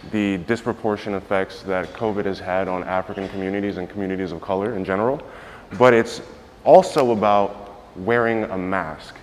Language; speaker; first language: English; native; English